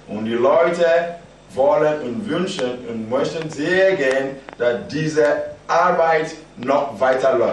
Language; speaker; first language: German; non-native, fluent; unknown